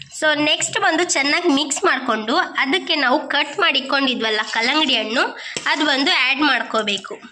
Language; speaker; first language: Kannada; non-native, local second language; Urdu